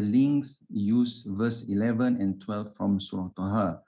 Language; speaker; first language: English; non-native, local second language; Malay